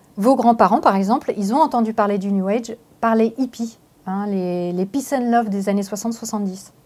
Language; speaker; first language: French; native; French